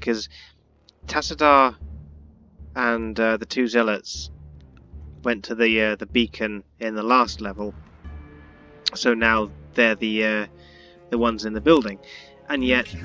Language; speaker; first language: English; native; English